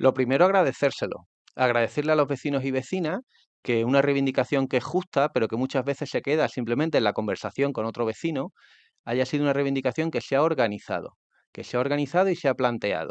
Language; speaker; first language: Spanish; native; Spanish